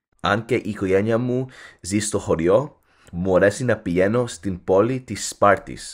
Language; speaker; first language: Greek; early bilingual, heritage; English